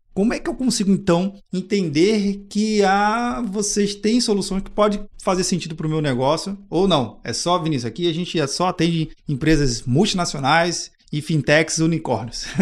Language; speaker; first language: Portuguese; native; Portuguese